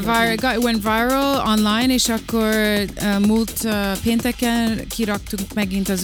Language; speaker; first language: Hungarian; early bilingual, heritage; Hungarian